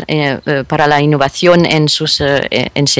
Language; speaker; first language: Spanish; non-native, fluent; French